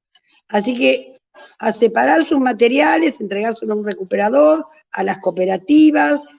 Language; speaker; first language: Spanish; native; Spanish